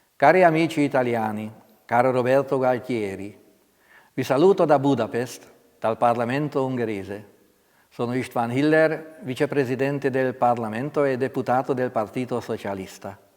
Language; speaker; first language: Italian; non-native, fluent; Hungarian